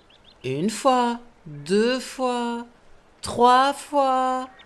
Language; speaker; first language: French; native; French